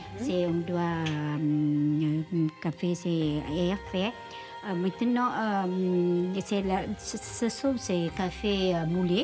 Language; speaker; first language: French; non-native, learner; Vietnamese